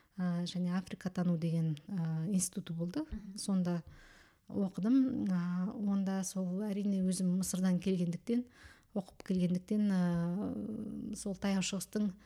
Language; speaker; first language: Kazakh; early bilingual, heritage; Kazakh